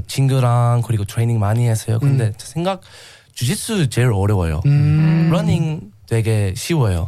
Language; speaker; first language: Korean; non-native, learner; English